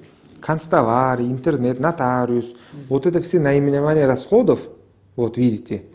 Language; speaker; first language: Russian; non-native, local second language; Uzbek